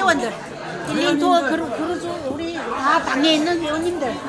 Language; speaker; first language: Korean; early bilingual, heritage; Korean